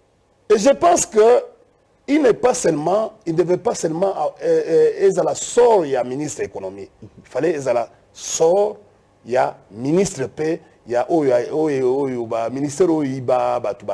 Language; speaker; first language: French; non-native, local second language; Lingala